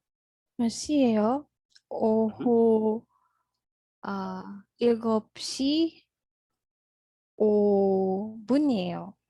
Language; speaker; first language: Korean; non-native, learner; Filipino